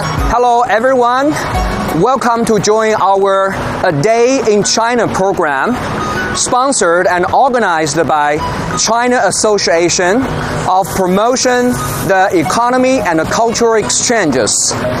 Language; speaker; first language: English; non-native, fluent; Chinese